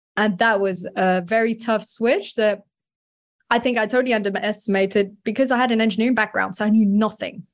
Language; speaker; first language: English; non-native, fluent; French